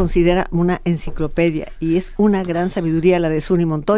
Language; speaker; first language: Spanish; native; Spanish